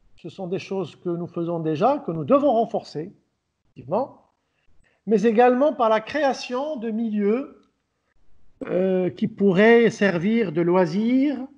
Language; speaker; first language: French; non-native, local second language; Arabic